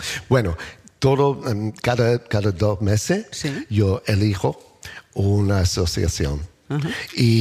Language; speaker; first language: Spanish; non-native, learner; English